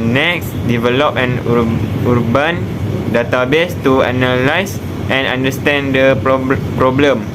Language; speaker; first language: English; non-native, local second language; Malay